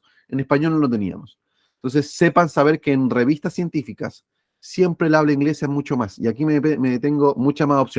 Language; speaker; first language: Spanish; native; Spanish